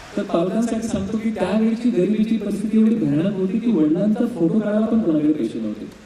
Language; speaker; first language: Marathi; non-native, local second language; Bhili